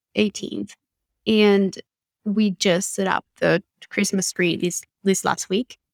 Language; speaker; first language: English; non-native, fluent; Spanish